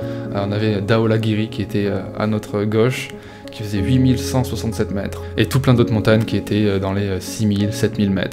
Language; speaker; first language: French; native; French